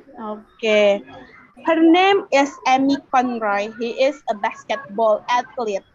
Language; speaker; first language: English; non-native, learner; Indonesian